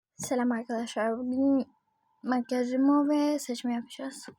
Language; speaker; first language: Turkish; native; Turkish